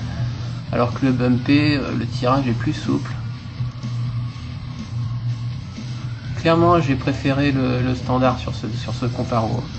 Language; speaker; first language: French; native; French